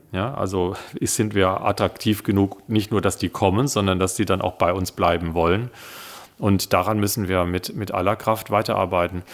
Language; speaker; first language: German; early bilingual, other home language; Italian